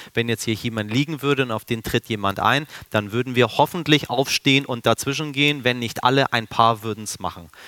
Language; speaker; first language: German; early bilingual, other home language; Persian